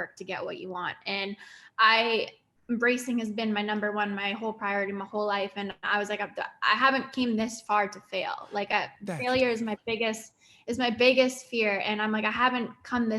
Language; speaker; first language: English; native; English